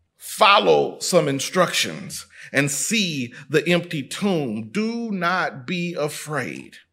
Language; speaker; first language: English; native; English